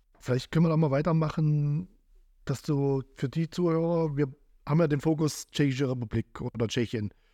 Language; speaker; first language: German; native; German